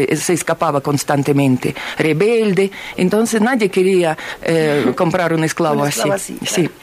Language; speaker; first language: Spanish; non-native, fluent; Ukrainian